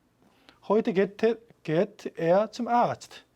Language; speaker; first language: German; non-native, fluent; Korean